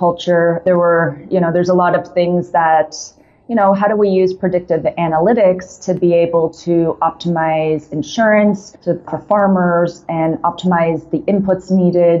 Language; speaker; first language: English; native; English